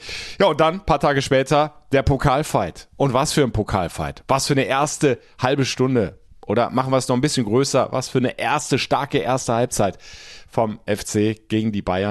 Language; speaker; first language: German; native; German